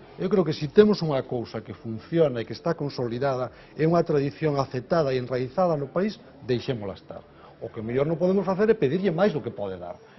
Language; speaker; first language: Galician; native; Galician